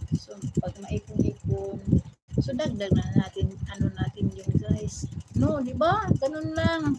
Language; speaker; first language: Filipino; non-native, local second language; Cebuano